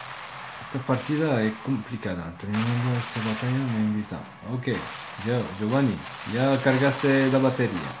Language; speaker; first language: Spanish; non-native, learner; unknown